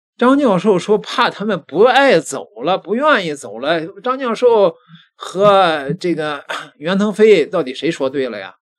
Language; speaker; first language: Chinese; native; Chinese